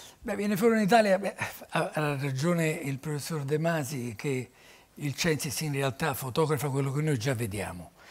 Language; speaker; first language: Italian; native; Italian